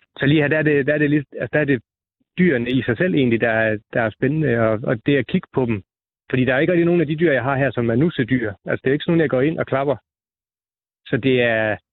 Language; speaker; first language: Danish; native; Danish